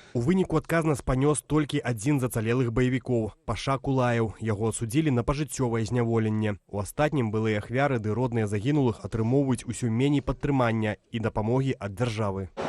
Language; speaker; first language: Belarusian; native; Belarusian